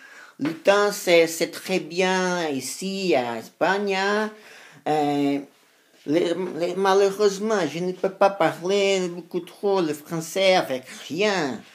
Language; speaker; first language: French; non-native, learner; Spanish